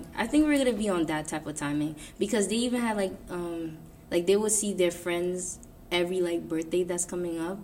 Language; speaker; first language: English; native; English